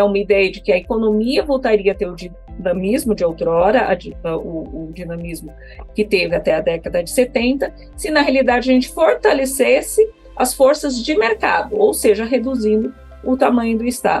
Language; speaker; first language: Portuguese; native; Portuguese